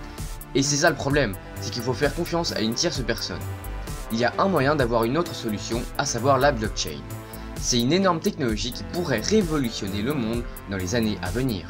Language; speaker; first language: French; native; French